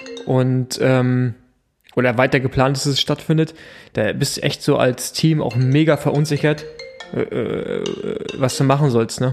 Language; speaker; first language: German; native; German